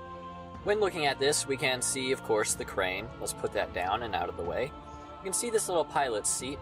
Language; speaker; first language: English; native; English